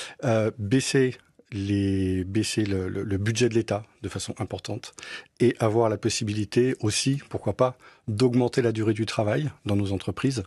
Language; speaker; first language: French; native; French